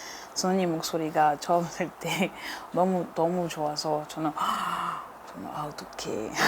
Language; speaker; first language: Korean; non-native, learner; French